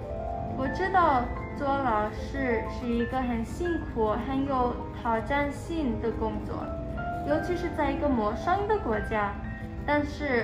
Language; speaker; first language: Chinese; non-native, fluent; English